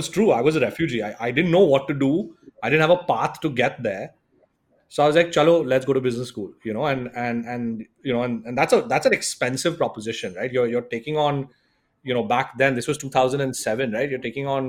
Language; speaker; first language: English; non-native, local second language; Hindi